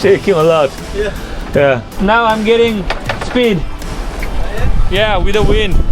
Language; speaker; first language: English; non-native, learner; Korean